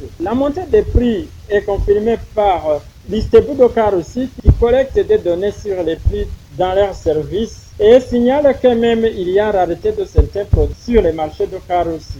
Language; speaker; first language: French; non-native, local second language; Rundi